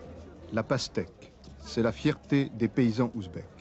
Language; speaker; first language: French; native; French